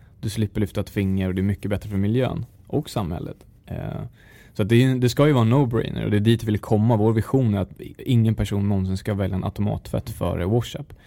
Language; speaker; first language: Swedish; native; Swedish